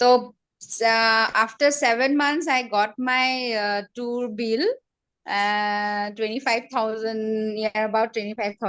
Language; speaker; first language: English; non-native, local second language; Hindi